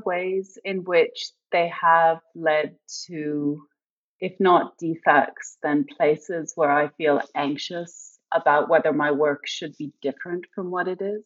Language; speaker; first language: English; native; English